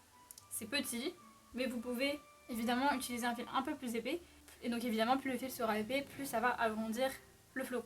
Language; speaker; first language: French; native; French